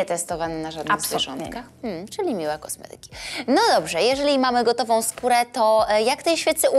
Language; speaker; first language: Polish; native; Polish